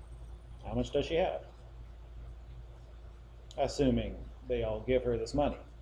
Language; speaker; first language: English; native; English